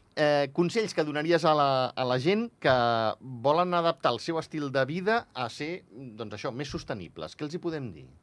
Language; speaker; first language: Catalan; native; Catalan